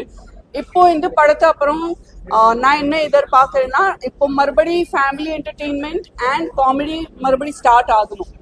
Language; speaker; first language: Tamil; non-native, fluent; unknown